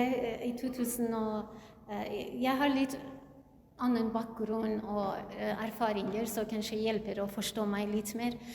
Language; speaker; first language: Norwegian; non-native, learner; Kurdish